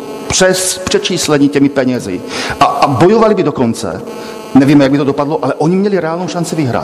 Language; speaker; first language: Czech; native; Czech